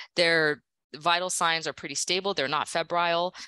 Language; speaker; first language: English; native; English